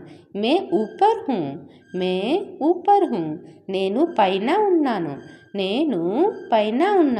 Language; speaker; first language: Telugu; non-native, fluent; Odia